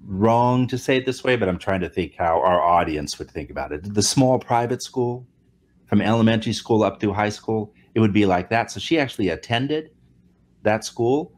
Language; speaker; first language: English; native; English